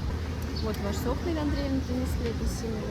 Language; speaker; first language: Russian; native; Russian